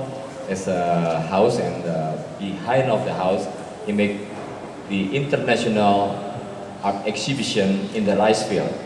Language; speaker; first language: English; non-native, learner; Indonesian